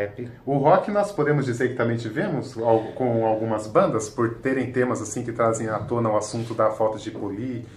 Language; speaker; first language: Portuguese; native; Portuguese